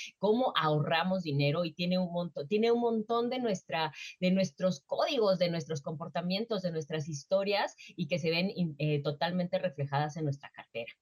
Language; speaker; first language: Spanish; native; Spanish